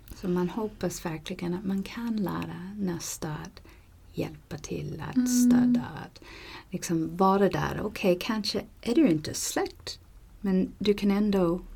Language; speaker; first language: Swedish; non-native, fluent; English